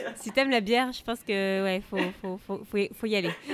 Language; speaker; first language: French; native; French